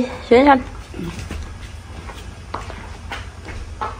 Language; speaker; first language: Vietnamese; native; Vietnamese